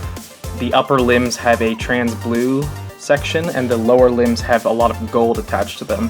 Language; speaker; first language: English; native; English